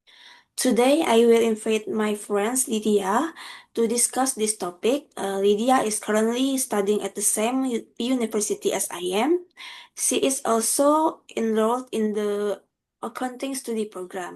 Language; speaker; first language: English; non-native, learner; Indonesian